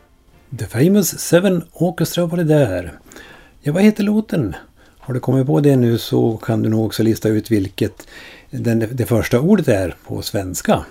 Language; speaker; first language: Swedish; native; Swedish